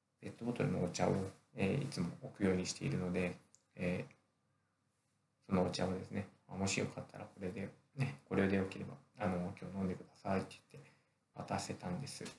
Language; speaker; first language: Japanese; native; Japanese